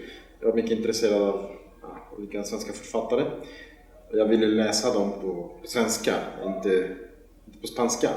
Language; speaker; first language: Swedish; non-native, fluent; Spanish